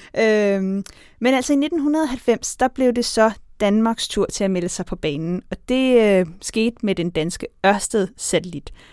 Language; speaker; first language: Danish; native; Danish